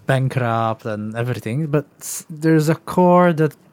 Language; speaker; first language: English; non-native, local second language; Maltese